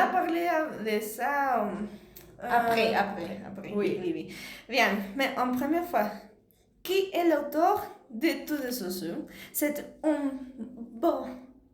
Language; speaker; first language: French; non-native, learner; Spanish